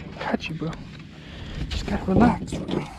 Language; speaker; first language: English; native; English